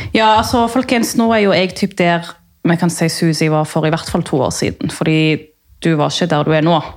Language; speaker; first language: Norwegian; native; Norwegian